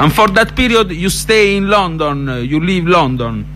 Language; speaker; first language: English; non-native, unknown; Italian